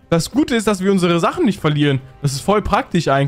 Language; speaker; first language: German; native; German